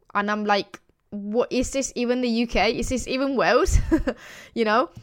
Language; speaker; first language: English; non-native, fluent; Italian